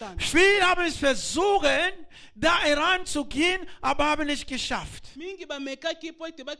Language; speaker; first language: German; non-native, learner; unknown